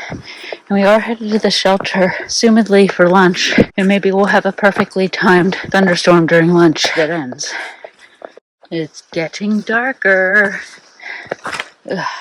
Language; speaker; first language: English; native; English